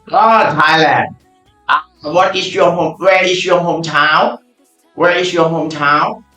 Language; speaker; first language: English; non-native, learner; Thai